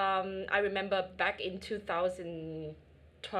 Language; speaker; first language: English; non-native, fluent; Vietnamese